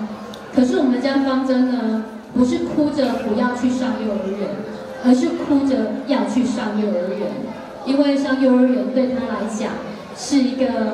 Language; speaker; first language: Chinese; native; Chinese